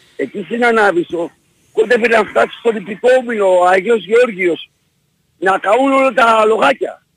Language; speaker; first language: Greek; native; Greek